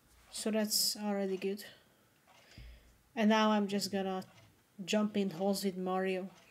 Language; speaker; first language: English; non-native, fluent; Hungarian